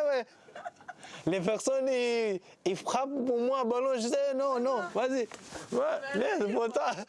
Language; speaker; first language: French; non-native, learner; Portuguese